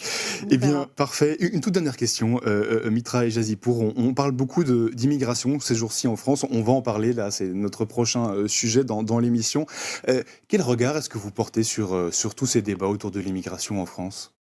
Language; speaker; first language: French; native; French